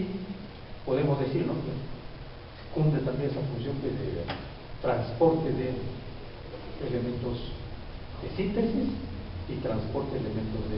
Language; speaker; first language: Spanish; native; Spanish